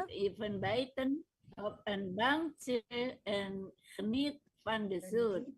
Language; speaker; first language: Dutch; non-native, learner; Indonesian